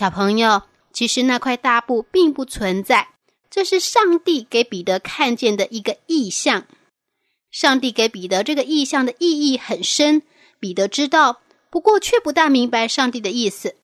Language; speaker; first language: Chinese; native; Chinese